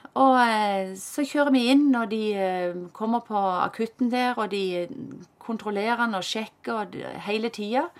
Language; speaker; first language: Norwegian; native; Norwegian